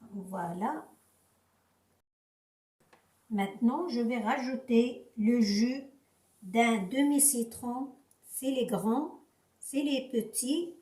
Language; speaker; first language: French; non-native, local second language; Arabic